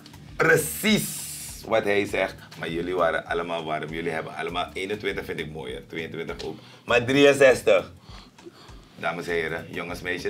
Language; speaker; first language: Dutch; native; Dutch